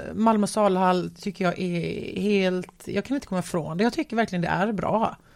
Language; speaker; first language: Swedish; native; Swedish